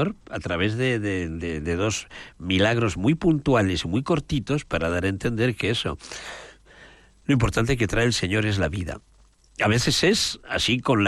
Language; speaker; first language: Spanish; native; Spanish